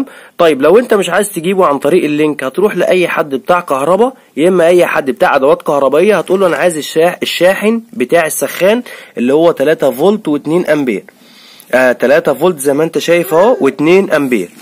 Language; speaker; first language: Arabic; native; Arabic